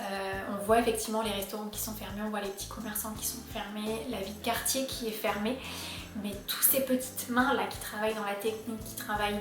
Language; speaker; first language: French; native; French